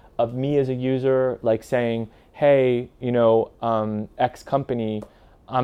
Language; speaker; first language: English; native; English